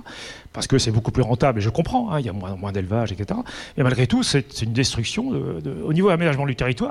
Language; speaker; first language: French; native; French